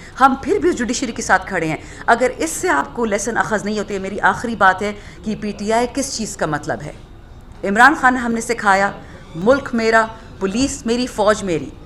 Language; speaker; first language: Urdu; non-native, local second language; Pashto